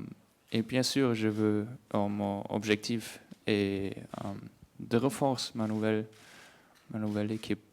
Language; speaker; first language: French; non-native, learner; German